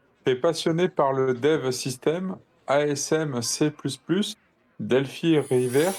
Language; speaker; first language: French; native; French